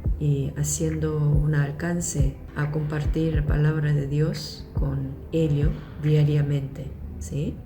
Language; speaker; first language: Spanish; non-native, local second language; Korean